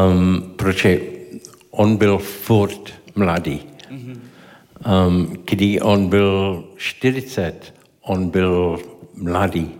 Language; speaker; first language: Czech; non-native, learner; English